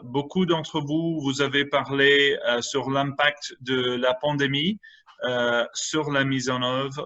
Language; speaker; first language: French; non-native, fluent; English